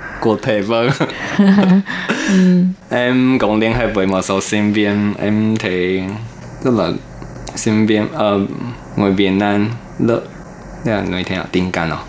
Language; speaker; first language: Vietnamese; non-native, learner; Chinese